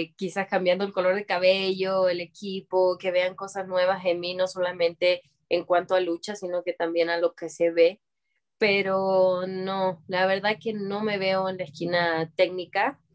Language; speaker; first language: Spanish; native; Spanish